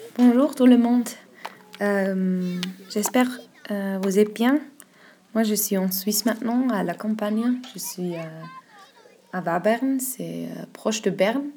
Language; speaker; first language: French; non-native, learner; German